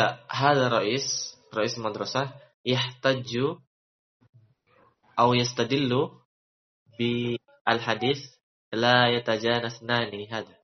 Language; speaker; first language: Arabic; non-native, fluent; Indonesian